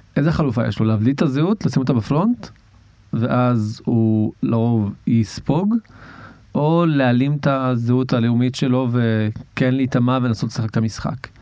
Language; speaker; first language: Hebrew; non-native, local second language; Arabic